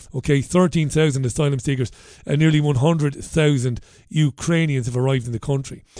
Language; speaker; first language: English; native; English